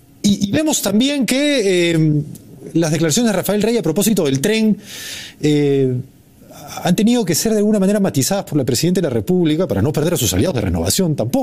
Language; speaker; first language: Spanish; native; Spanish